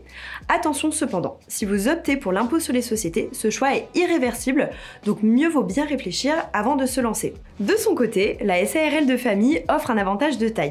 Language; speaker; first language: French; native; French